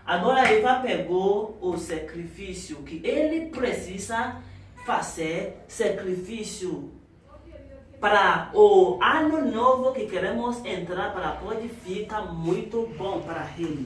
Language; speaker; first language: Portuguese; non-native, learner; Yoruba